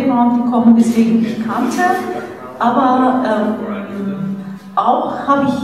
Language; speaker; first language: German; non-native, fluent; Turkish